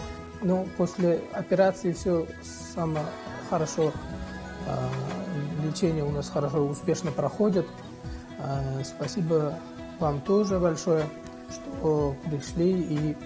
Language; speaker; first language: Russian; non-native, fluent; Uzbek